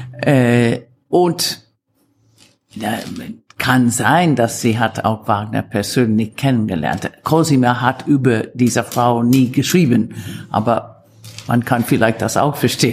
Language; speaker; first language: German; non-native, fluent; Italian